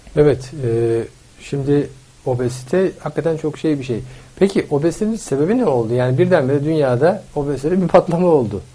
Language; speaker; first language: Turkish; native; Turkish